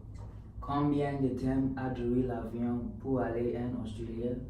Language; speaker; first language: French; non-native, learner; English